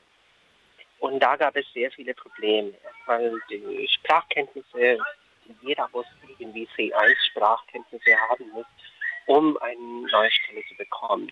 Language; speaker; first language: German; non-native, fluent; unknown